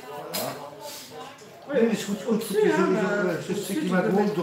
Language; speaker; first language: French; native; French